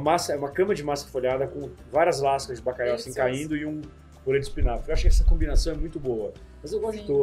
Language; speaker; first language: Portuguese; native; Portuguese